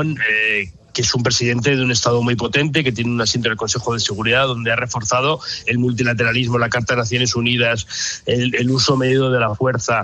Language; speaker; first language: Spanish; native; Spanish